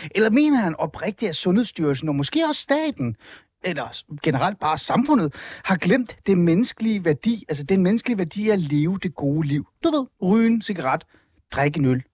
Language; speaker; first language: Danish; non-native, fluent; Persian